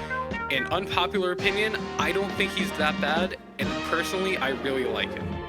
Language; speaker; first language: English; native; English